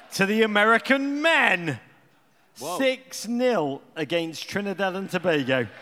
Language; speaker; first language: English; native; English